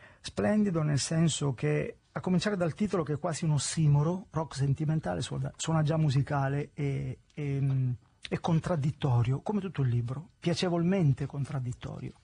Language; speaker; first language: Italian; native; Italian